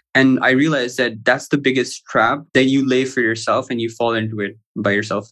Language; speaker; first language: English; non-native, local second language; Urdu